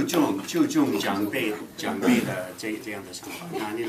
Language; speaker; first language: Chinese; non-native, fluent; English